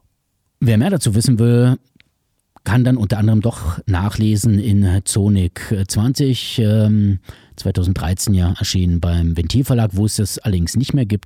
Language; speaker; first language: German; native; German